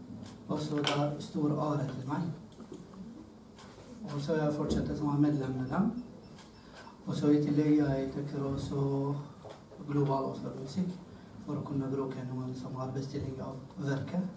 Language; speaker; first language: Norwegian; non-native, learner; Arabic